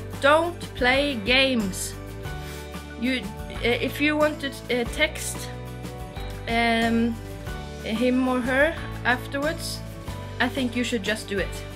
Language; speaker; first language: English; non-native, fluent; Norwegian